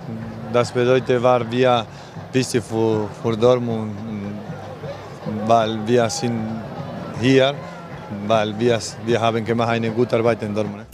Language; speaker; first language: German; non-native, learner; Spanish